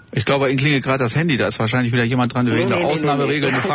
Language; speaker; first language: German; native; German